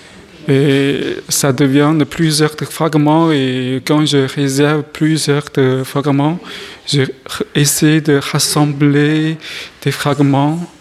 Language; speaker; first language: French; non-native, learner; Chinese